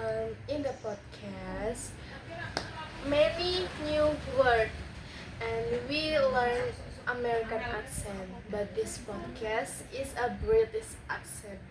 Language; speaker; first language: English; non-native, learner; Indonesian